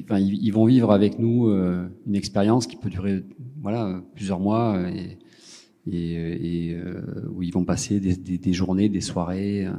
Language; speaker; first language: French; native; French